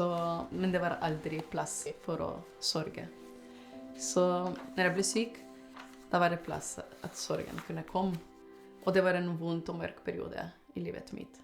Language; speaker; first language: Norwegian; non-native, fluent; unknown